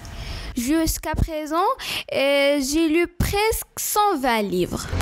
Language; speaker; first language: French; non-native, learner; Arabic